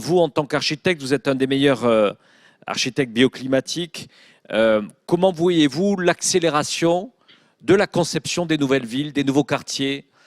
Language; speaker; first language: French; native; French